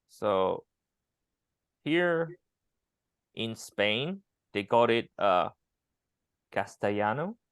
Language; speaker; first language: English; non-native, fluent; Chinese